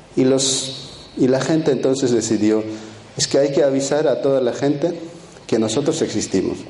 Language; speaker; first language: Spanish; early bilingual, other home language; Quechua